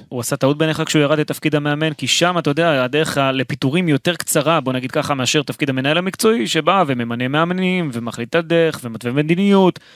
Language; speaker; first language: Hebrew; native; Hebrew